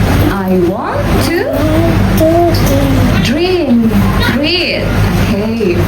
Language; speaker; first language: English; non-native, local second language; Indonesian